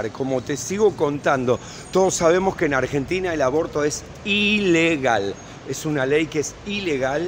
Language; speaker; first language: Spanish; native; Spanish